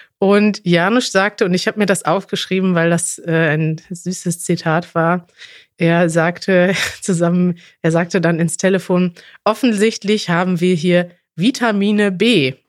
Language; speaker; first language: German; native; German